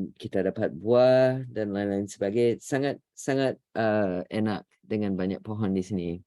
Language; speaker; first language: Indonesian; non-native, fluent; English